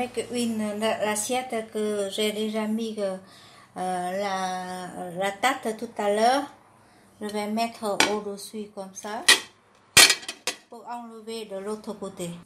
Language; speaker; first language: French; non-native, fluent; Vietnamese